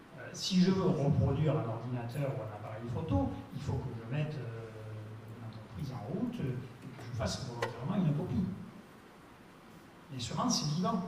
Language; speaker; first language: French; native; French